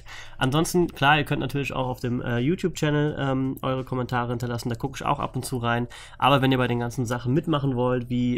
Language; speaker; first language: German; native; German